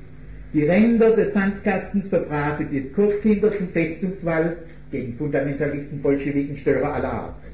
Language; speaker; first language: German; native; German